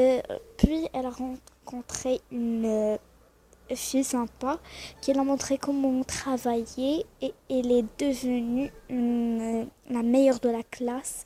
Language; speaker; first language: French; non-native, learner; Arabic